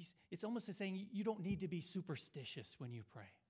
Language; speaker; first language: English; native; English